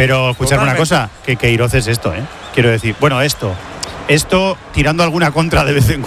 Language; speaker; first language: Spanish; native; Spanish